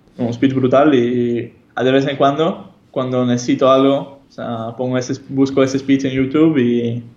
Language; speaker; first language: Spanish; non-native, fluent; Hebrew